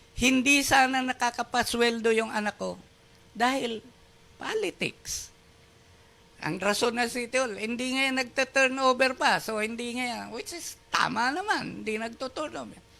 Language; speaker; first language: Filipino; non-native, local second language; Bikol